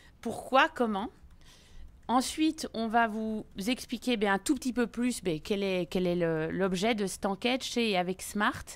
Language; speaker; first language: French; native; French